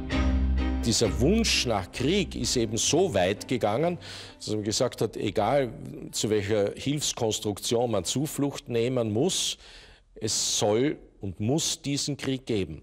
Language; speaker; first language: German; native; German